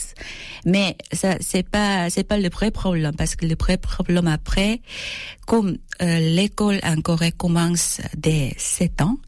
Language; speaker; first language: French; non-native, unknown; Korean